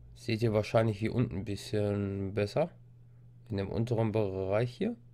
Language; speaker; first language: German; non-native, fluent; English